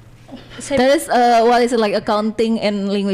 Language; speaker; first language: English; non-native, learner; Indonesian